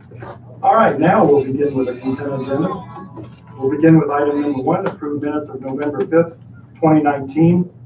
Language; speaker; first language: English; native; English